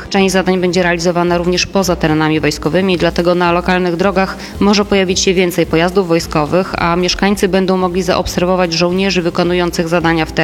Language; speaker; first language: Polish; native; Polish